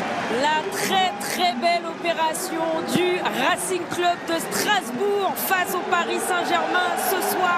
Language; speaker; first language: French; native; French